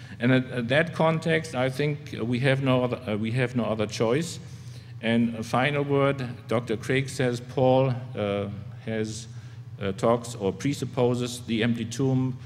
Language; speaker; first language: English; non-native, fluent; German